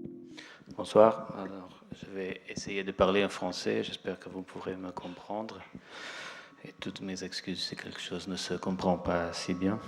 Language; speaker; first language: French; non-native, fluent; Portuguese